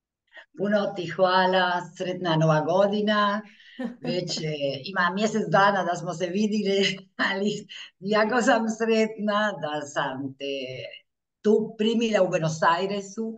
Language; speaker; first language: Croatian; early bilingual, heritage; Croatian